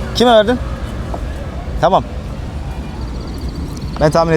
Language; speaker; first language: Turkish; native; Turkish